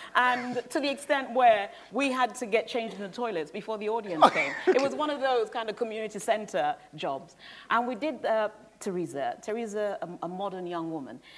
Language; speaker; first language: English; native; English